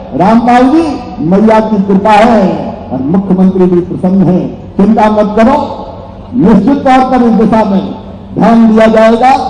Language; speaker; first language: Hindi; native; Hindi